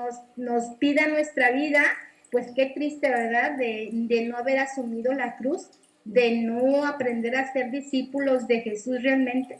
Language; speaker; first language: Spanish; native; Spanish